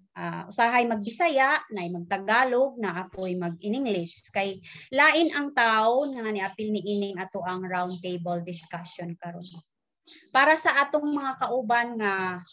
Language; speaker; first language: Cebuano; non-native, local second language; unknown